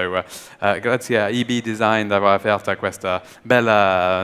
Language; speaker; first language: Italian; non-native, learner; English